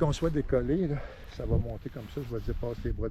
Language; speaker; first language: French; native; French